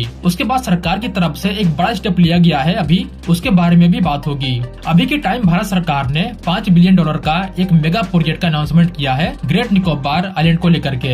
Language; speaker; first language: Hindi; native; Hindi